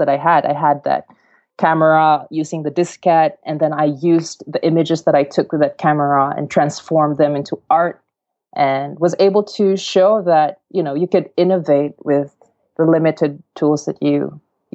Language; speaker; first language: English; non-native, local second language; Cebuano